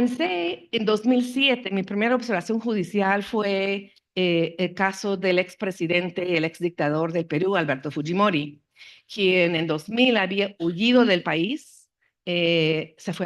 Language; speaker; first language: Spanish; non-native, fluent; English